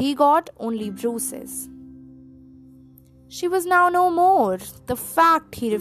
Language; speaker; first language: English; non-native, local second language; Hindi